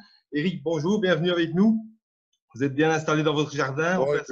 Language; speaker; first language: French; native; French